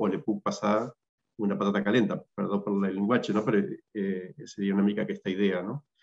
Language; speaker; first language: Catalan; non-native, local second language; Spanish